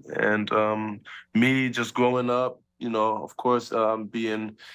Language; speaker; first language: English; early bilingual, other home language; German